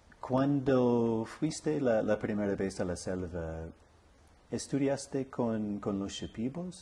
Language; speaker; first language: Spanish; non-native, learner; English